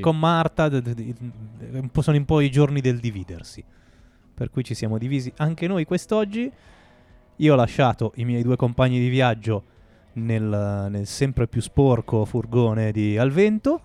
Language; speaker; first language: Italian; native; Italian